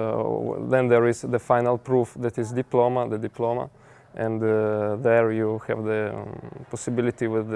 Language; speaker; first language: English; non-native, fluent; Italian